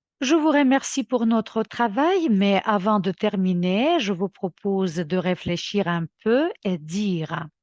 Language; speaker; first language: French; non-native, fluent; Ukrainian